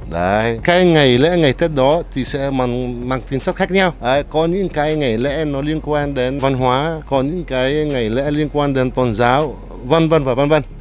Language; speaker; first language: Vietnamese; non-native, fluent; Arabic